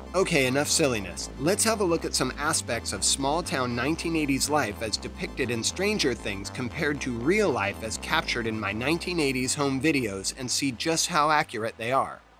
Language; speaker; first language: English; native; English